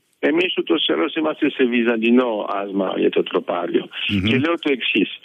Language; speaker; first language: Greek; early bilingual, heritage; Greek